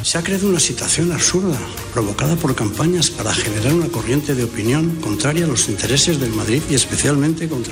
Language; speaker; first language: Spanish; native; Spanish